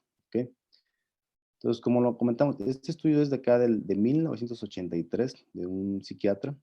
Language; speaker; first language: Spanish; native; Spanish